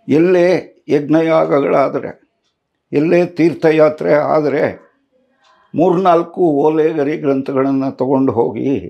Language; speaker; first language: Kannada; non-native, local second language; Tamil